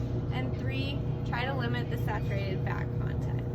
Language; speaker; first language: English; native; English